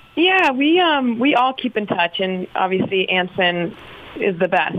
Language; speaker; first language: English; native; English